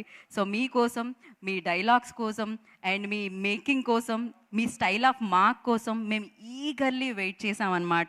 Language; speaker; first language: Telugu; native; Telugu